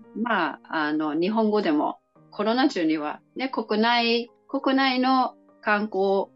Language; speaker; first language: Japanese; non-native, fluent; English